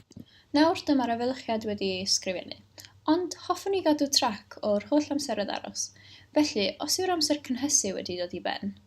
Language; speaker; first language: Welsh; native; Welsh